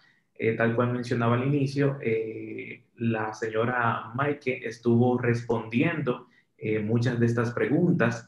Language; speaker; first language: Spanish; native; Spanish